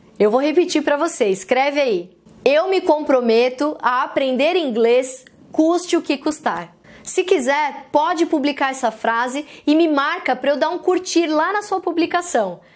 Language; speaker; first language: Portuguese; native; Portuguese